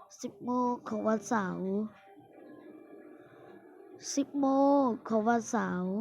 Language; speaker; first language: Thai; native; Thai